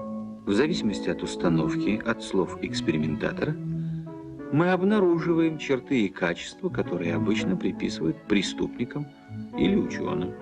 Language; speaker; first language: Russian; native; Russian